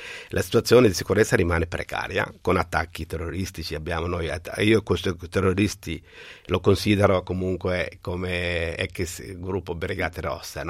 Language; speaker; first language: Italian; non-native, fluent; Somali